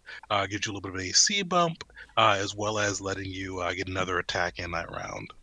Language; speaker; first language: English; native; English